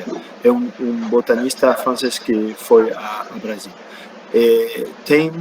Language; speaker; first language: Portuguese; non-native, learner; French